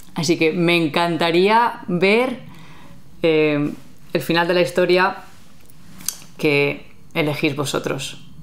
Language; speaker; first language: Spanish; native; Spanish